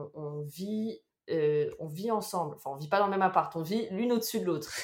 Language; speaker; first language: French; native; French